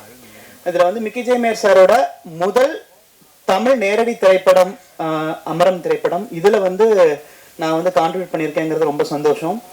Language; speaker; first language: Tamil; native; Tamil